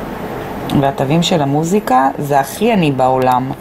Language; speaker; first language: Hebrew; native; Hebrew